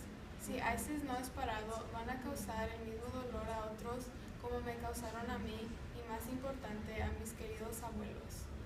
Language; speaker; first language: Spanish; non-native, learner; English